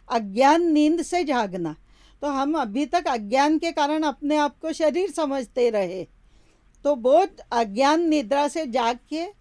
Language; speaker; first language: Hindi; non-native, local second language; Marathi